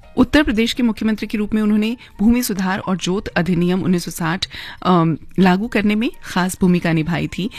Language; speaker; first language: Hindi; native; Hindi